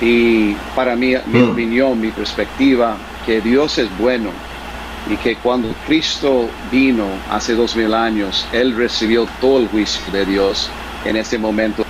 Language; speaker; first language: Spanish; non-native, fluent; English